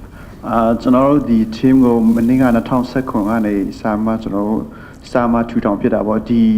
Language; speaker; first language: Burmese; non-native, local second language; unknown